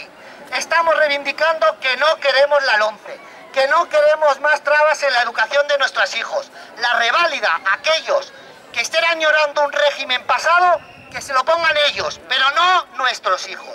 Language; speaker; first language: Spanish; native; Spanish